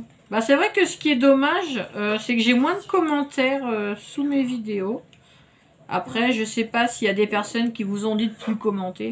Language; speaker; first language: French; native; French